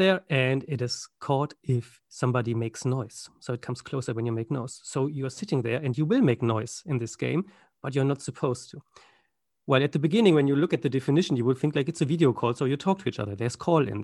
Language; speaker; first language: English; non-native, fluent; German